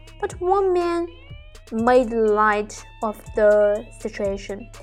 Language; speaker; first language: English; non-native, fluent; Chinese